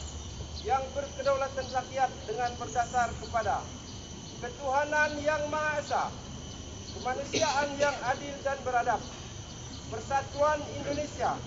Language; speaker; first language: Indonesian; native; Indonesian